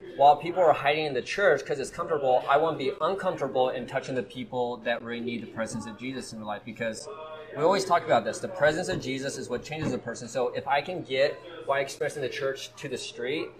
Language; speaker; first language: English; native; English